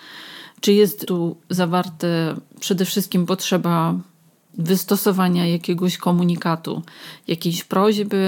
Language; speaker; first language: Polish; native; Polish